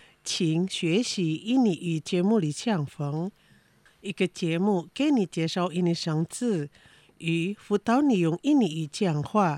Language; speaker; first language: Chinese; non-native, fluent; Indonesian